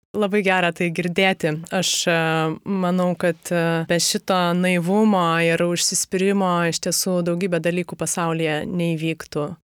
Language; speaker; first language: Lithuanian; native; Lithuanian